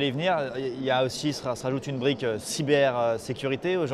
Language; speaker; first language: French; native; French